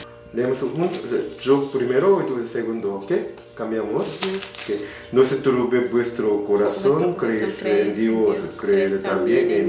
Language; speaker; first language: Spanish; non-native, learner; Korean